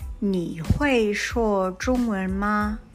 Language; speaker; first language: Chinese; non-native, fluent; English